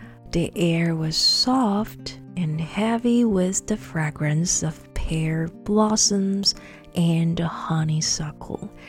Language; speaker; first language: English; non-native, fluent; Chinese